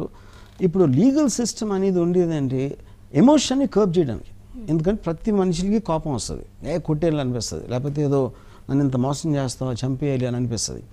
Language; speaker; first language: Telugu; native; Telugu